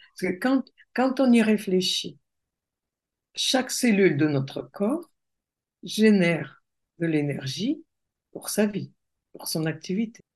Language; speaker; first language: French; non-native, fluent; Russian